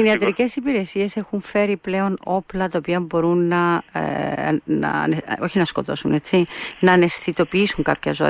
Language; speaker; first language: Greek; native; Greek